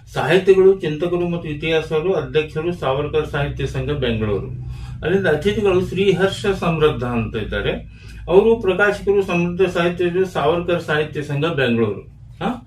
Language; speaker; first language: Kannada; native; Kannada